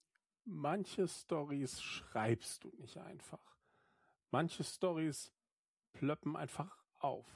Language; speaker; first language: German; native; German